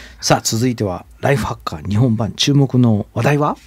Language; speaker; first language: Japanese; native; Japanese